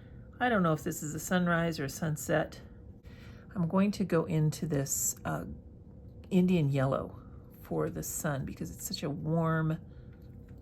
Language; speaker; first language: English; native; English